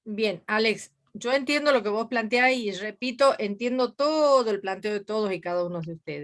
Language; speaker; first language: Spanish; native; Spanish